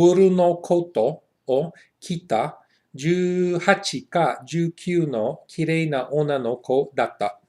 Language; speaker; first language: Japanese; non-native, learner; English